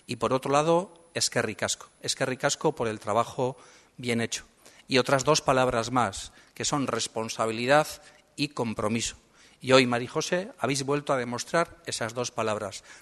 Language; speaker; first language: Spanish; native; Spanish